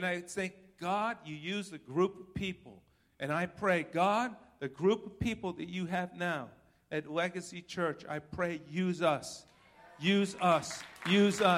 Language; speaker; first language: English; native; English